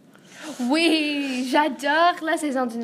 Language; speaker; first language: French; non-native, learner; English